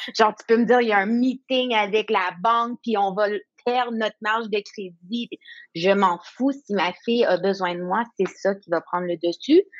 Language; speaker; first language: French; non-native, local second language; English